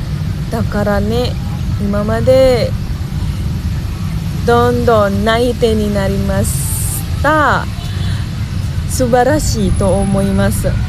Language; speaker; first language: Japanese; non-native, learner; Indonesian